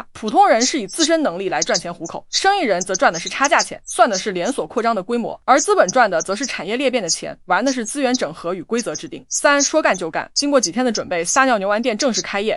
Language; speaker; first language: Chinese; native; Chinese